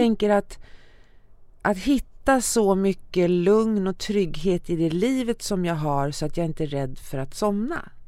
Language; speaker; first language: Swedish; native; Swedish